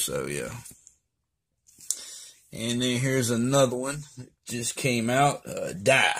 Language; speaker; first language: English; native; English